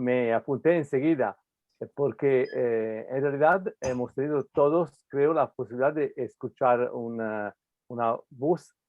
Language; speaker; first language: Spanish; non-native, fluent; Italian